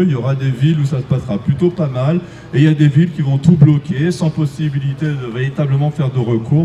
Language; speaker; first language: French; native; French